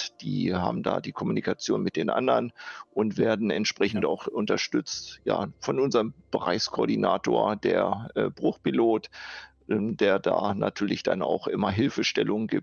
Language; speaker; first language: German; native; German